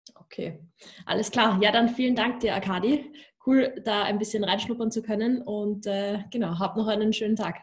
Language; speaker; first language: German; native; German